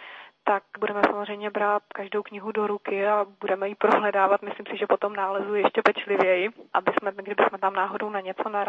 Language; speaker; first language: Czech; native; Czech